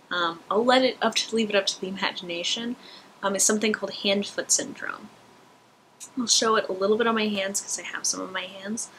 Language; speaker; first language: English; native; English